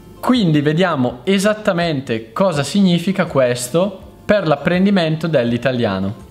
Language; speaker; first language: Italian; native; Italian